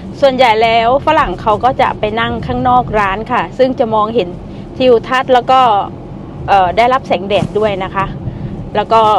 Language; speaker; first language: Thai; native; Thai